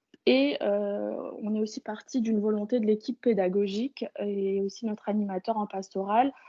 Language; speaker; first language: French; native; French